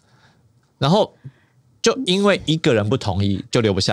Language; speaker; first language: Chinese; native; Chinese